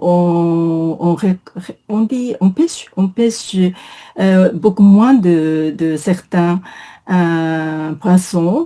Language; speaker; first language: French; non-native, fluent; Japanese